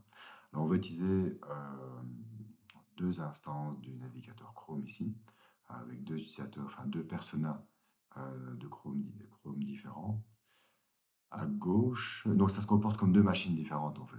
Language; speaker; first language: French; native; French